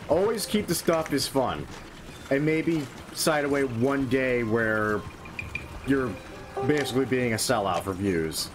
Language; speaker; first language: English; native; English